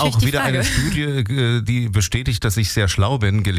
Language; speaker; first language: German; native; German